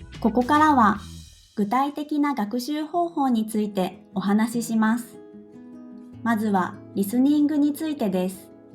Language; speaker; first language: Japanese; native; Japanese